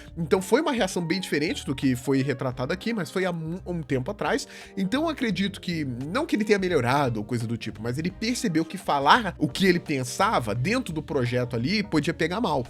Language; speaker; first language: Portuguese; native; Portuguese